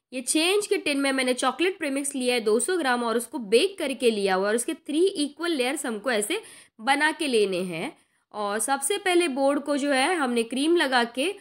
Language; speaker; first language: Hindi; non-native, local second language; Marathi